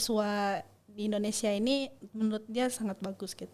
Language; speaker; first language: Indonesian; non-native, fluent; Japanese